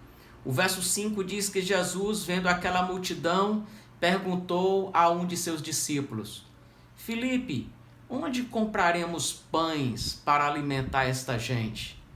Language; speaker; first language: Portuguese; native; Portuguese